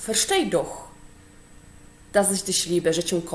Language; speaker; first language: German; non-native, fluent; Polish